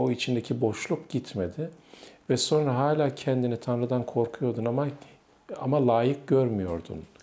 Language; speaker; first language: Turkish; native; Turkish